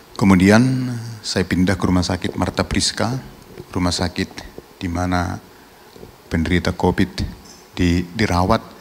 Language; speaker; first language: Indonesian; non-native, local second language; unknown